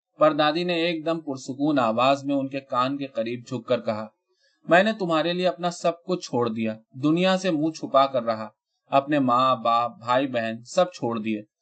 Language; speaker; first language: Urdu; native; Urdu